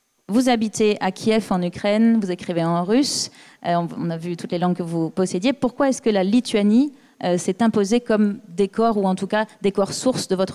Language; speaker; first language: French; native; French